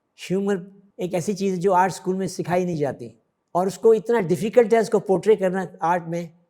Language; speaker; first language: Hindi; early bilingual, other home language; Sindhi